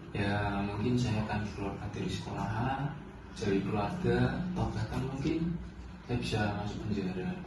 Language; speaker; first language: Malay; non-native, fluent; Indonesian